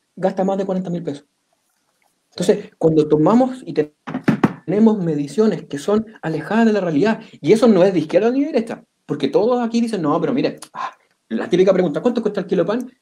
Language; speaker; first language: Spanish; native; Spanish